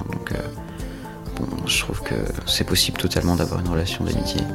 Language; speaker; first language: French; native; French